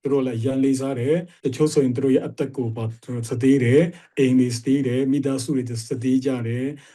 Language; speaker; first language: Burmese; non-native, local second language; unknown